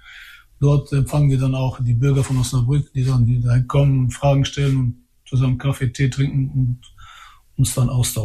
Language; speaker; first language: German; early bilingual, other home language; Albanian